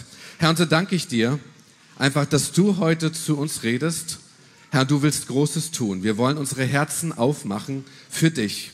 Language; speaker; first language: German; native; German